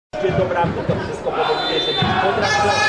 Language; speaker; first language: Polish; native; Polish